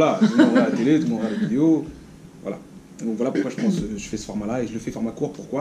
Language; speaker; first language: French; native; French